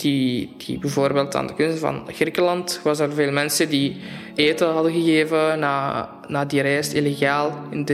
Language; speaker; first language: Dutch; non-native, fluent; Arabic